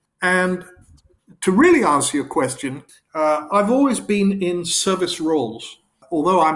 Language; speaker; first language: English; native; English